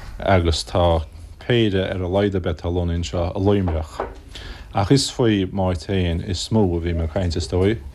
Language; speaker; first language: Irish; native; Irish